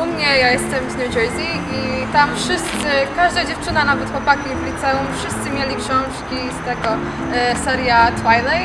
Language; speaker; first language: Polish; early bilingual, heritage; English